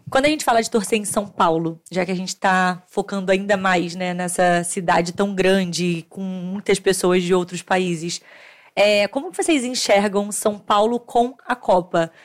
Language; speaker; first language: Portuguese; native; Portuguese